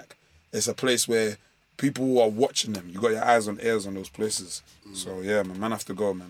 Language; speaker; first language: English; native; English